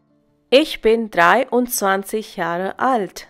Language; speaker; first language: German; non-native, fluent; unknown